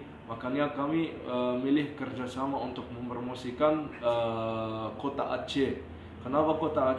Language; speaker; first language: Indonesian; non-native, fluent; Arabic